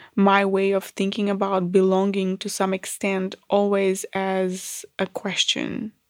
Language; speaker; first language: English; non-native, fluent; Macedonian